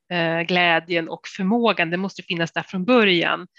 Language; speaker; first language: Swedish; native; Swedish